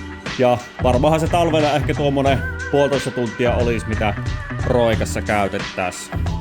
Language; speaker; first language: Finnish; native; Finnish